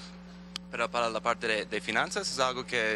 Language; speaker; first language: Spanish; non-native, fluent; English